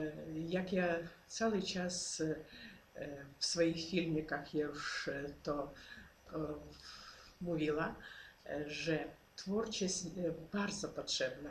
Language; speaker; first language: Polish; non-native, fluent; Ukrainian